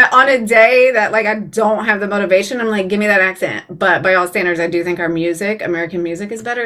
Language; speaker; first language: English; native; English